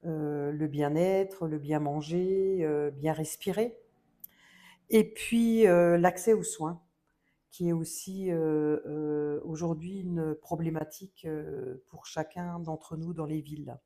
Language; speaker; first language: French; native; French